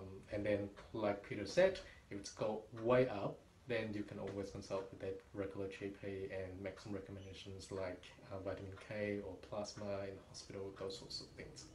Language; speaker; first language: English; non-native, fluent; Vietnamese